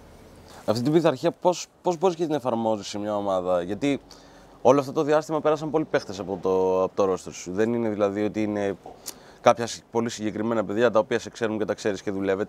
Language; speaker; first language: Greek; native; Greek